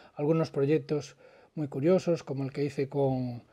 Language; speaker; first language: Spanish; native; Spanish